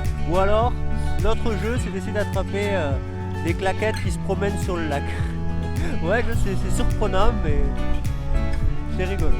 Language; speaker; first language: French; native; French